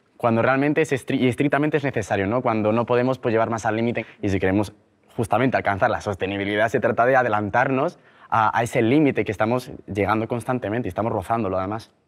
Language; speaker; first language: Spanish; native; Spanish